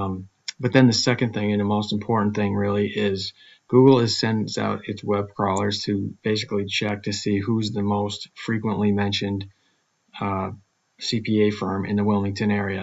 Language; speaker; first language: English; native; English